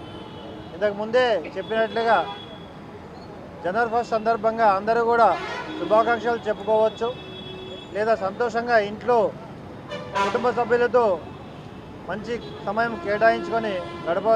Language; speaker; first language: Telugu; native; Telugu